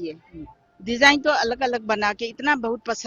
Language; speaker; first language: Hindi; non-native, local second language; Manipuri